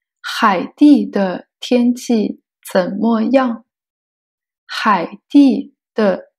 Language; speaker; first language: Chinese; non-native, fluent; Haitian Creole